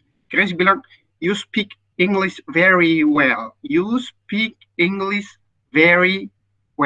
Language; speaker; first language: English; non-native, fluent; Indonesian